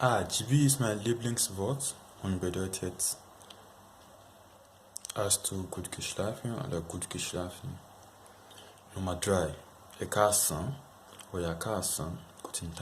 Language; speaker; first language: German; non-native, fluent; Yoruba